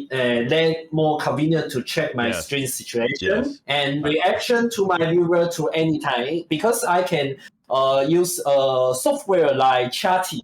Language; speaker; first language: English; non-native, learner; Chinese